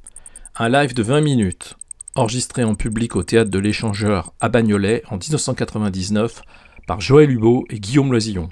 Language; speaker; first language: French; native; French